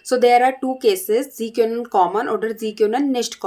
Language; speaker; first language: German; non-native, learner; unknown